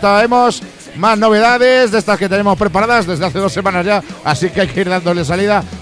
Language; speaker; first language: Spanish; native; Spanish